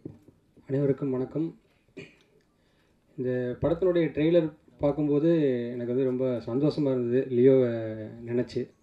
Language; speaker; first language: Tamil; native; Tamil